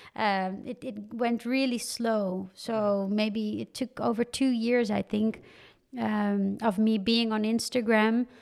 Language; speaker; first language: English; non-native, fluent; Dutch